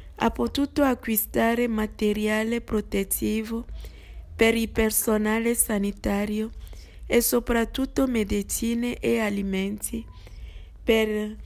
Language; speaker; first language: Italian; non-native, fluent; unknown